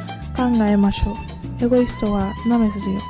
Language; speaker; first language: Japanese; non-native, learner; Spanish